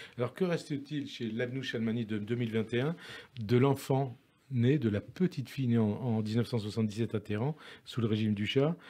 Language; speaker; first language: French; native; French